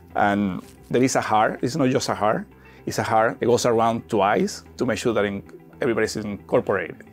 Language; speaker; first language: English; non-native, fluent; Spanish